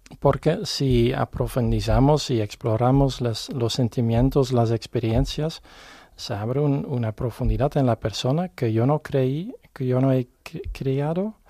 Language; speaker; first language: Spanish; non-native, fluent; Dutch